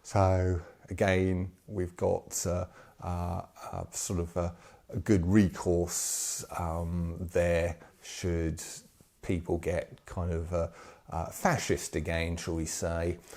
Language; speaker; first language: English; native; English